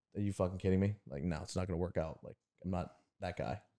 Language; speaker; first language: English; native; English